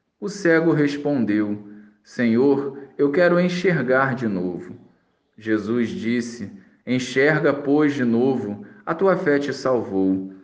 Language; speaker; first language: Portuguese; native; Portuguese